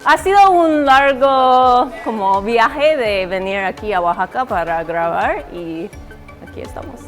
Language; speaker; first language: Spanish; non-native, fluent; English